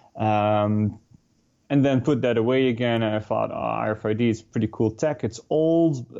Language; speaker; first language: English; non-native, fluent; Dutch